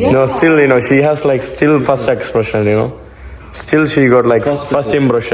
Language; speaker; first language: English; non-native, local second language; Malayalam